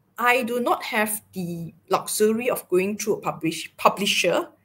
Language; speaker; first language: English; non-native, local second language; Chinese